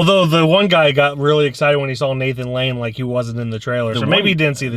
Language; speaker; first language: English; native; English